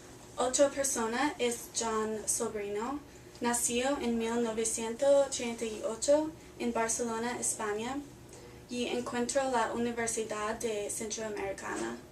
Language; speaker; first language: Spanish; non-native, learner; English